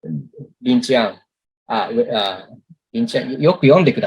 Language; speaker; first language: Indonesian; non-native, learner; Japanese